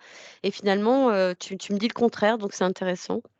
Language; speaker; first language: French; native; French